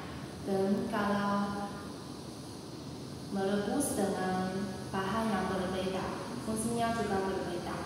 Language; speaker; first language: Indonesian; non-native, learner; Chinese